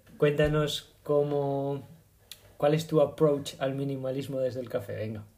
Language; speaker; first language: Spanish; native; Spanish